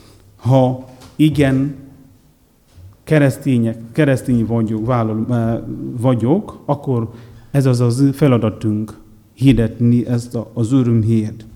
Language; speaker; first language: Hungarian; non-native, learner; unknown